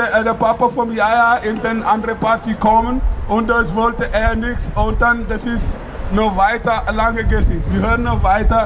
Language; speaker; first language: German; non-native, learner; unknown